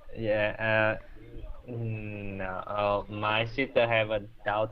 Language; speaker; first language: English; non-native, learner; Vietnamese